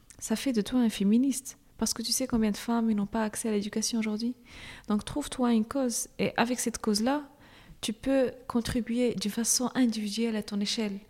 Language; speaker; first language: French; non-native, local second language; Arabic